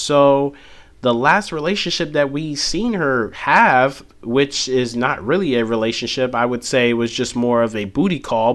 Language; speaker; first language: English; native; English